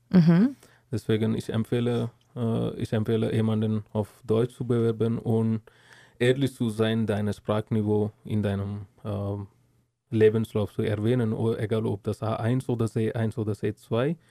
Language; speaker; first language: German; non-native, learner; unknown